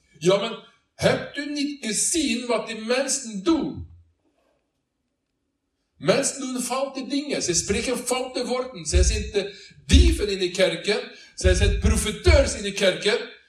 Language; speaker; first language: Dutch; non-native, learner; Norwegian